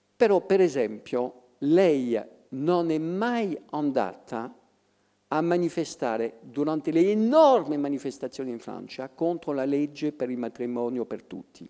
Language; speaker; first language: Italian; non-native, fluent; French